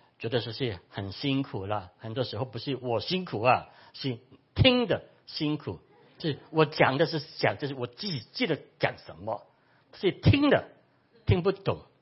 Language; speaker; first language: Chinese; non-native, local second language; Cantonese